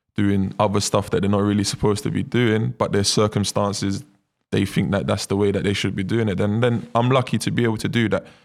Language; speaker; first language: English; native; English